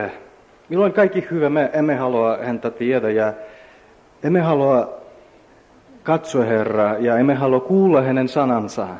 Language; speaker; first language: Finnish; non-native, learner; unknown